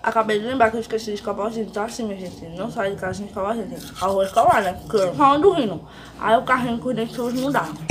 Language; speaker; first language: Portuguese; native; Portuguese